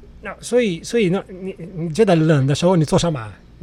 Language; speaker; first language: Chinese; non-native, fluent; Italian